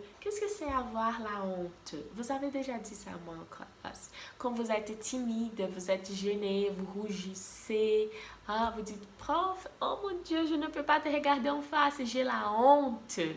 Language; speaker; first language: French; non-native, fluent; Portuguese